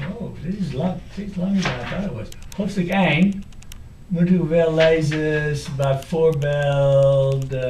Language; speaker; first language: Dutch; non-native, fluent; English